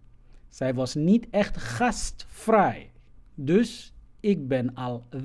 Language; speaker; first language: Dutch; non-native, fluent; Somali